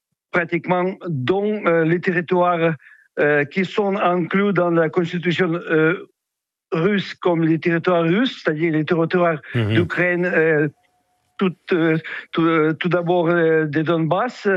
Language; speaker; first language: French; non-native, fluent; Russian